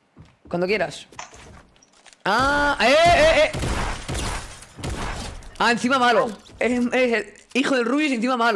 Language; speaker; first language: Spanish; native; Spanish